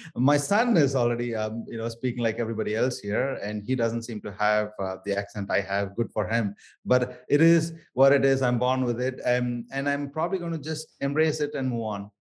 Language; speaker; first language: English; non-native, local second language; Tamil